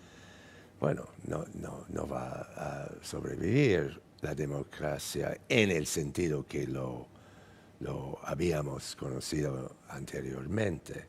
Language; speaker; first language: Spanish; non-native, fluent; English